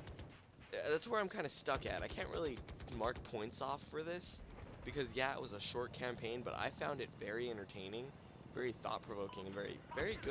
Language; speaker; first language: English; native; English